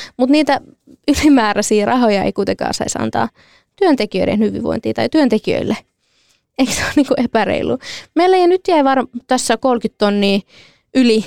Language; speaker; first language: Finnish; early bilingual, other home language; Kurdish